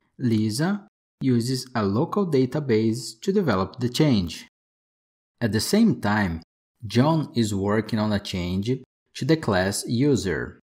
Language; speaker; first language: English; non-native, fluent; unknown